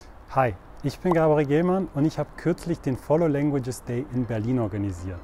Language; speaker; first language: German; native; German